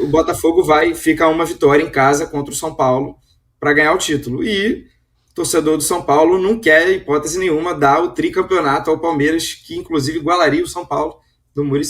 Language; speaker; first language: Portuguese; native; Portuguese